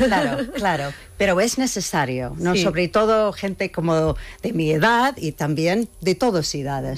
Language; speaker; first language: Spanish; non-native, fluent; English